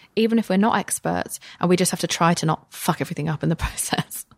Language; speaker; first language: English; native; English